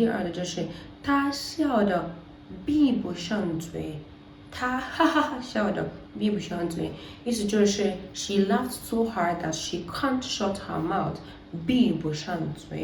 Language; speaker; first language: Chinese; non-native, learner; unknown